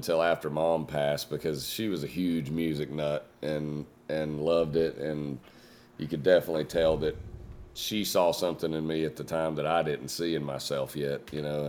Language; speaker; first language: English; native; English